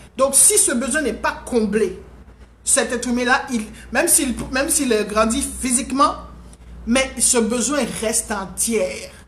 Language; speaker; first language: French; non-native, local second language; Haitian Creole